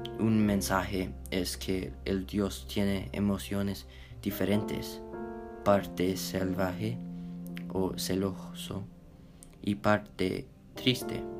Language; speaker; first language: Spanish; non-native, learner; English